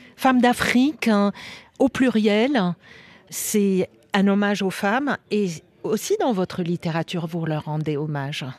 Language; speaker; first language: French; native; French